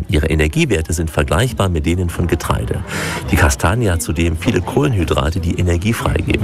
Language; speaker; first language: German; native; German